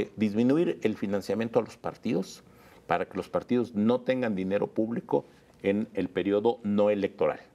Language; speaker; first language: Spanish; native; Spanish